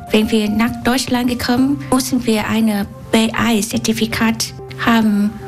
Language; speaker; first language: German; non-native, learner; Vietnamese